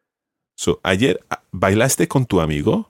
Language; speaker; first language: Spanish; non-native, fluent; English